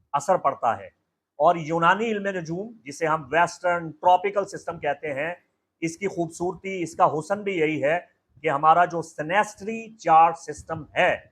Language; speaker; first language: Urdu; native; Urdu